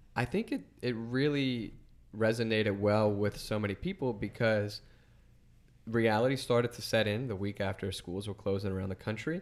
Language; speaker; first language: English; native; English